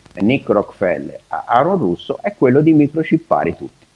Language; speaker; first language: Italian; native; Italian